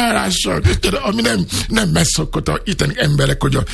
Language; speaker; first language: Hungarian; non-native, fluent; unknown